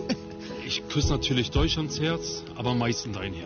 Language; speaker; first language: German; early bilingual, other home language; Kurdish